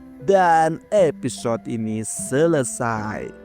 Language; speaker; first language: Indonesian; native; Indonesian